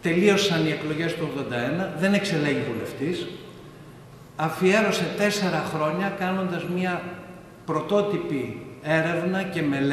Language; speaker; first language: Greek; native; Greek